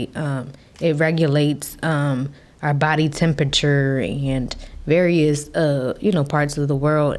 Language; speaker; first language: English; native; English